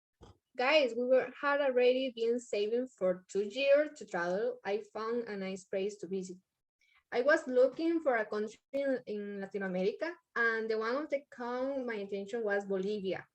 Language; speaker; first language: English; non-native, learner; Spanish